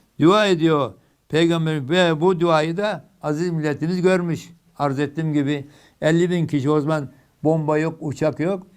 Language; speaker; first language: Turkish; native; Turkish